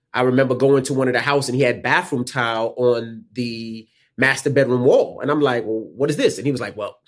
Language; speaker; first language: English; native; English